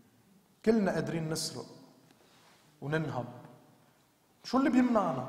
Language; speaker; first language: Arabic; native; Arabic